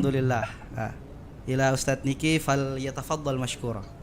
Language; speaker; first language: Arabic; non-native, local second language; Indonesian